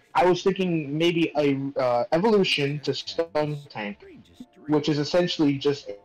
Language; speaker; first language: English; native; English